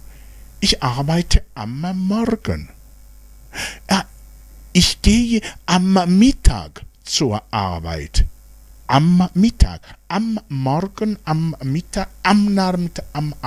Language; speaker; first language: German; non-native, fluent; Rundi